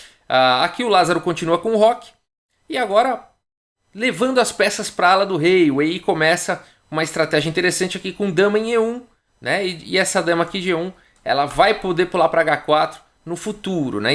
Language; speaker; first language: Portuguese; native; Portuguese